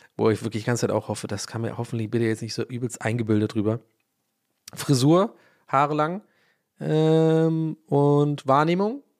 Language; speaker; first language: German; early bilingual, other home language; English